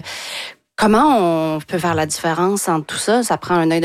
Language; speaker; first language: French; native; French